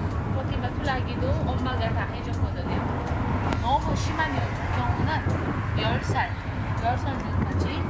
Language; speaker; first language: Korean; non-native, learner; Uzbek